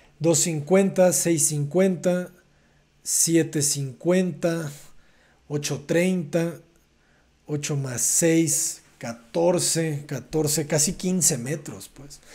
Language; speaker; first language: Spanish; native; Spanish